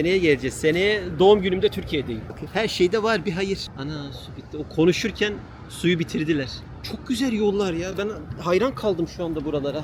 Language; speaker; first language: Turkish; native; Turkish